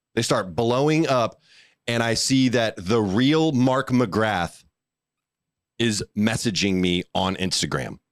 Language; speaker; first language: English; native; English